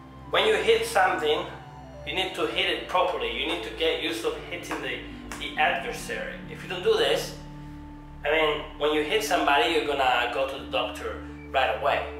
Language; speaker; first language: English; non-native, fluent; Italian